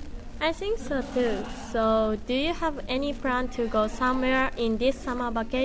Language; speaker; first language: English; non-native, learner; Japanese